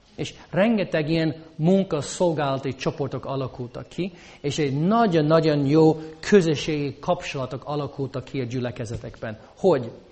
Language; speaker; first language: Hungarian; non-native, fluent; English